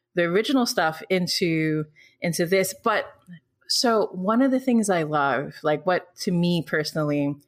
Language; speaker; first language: English; non-native, local second language; Filipino